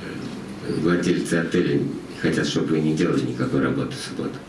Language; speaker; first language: Russian; native; Russian